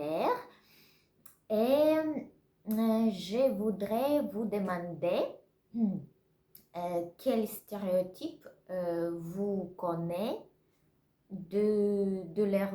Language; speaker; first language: French; non-native, learner; Russian